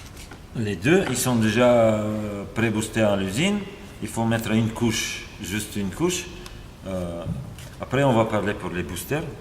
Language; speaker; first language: French; non-native, fluent; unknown